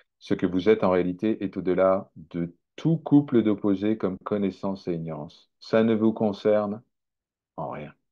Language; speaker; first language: French; native; French